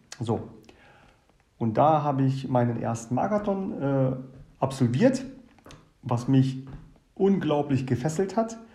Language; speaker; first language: German; early bilingual, other home language; Russian